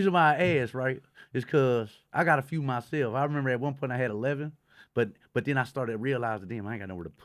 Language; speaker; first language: English; native; English